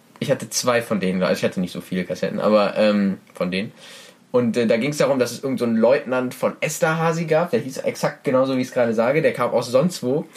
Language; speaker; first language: German; early bilingual, other home language; Persian